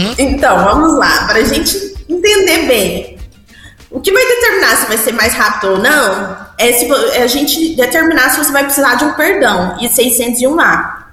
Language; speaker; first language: Portuguese; early bilingual, heritage; Portuguese